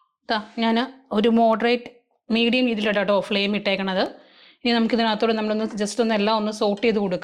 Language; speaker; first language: Malayalam; native; Malayalam